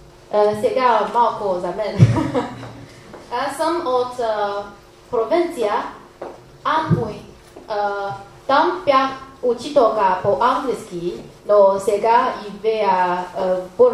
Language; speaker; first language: Bulgarian; non-native, learner; Chinese